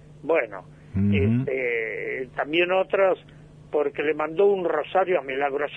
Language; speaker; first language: Spanish; native; Spanish